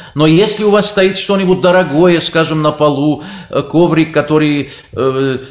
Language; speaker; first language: Russian; non-native, fluent; Arabic